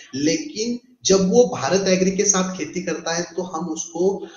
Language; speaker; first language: Hindi; non-native, local second language; Marathi